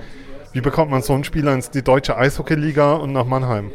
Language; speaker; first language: German; native; German